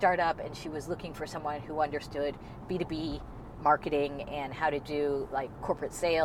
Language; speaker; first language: English; native; English